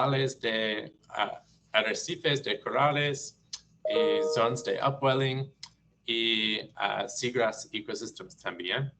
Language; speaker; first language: Spanish; non-native, learner; English